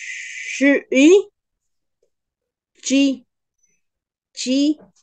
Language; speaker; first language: Chinese; non-native, learner; Spanish